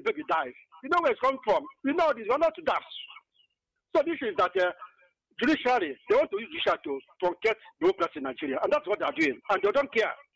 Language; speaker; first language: English; non-native, local second language; Igbo